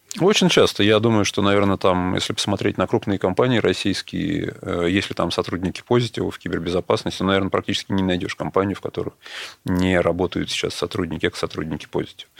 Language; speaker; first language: Russian; native; Russian